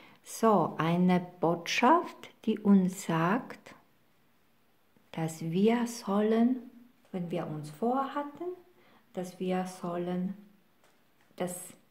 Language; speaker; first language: German; non-native, fluent; Polish